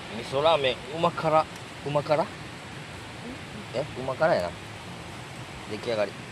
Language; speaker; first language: Japanese; native; Japanese